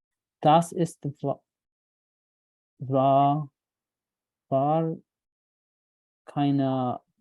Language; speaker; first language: German; non-native, learner; English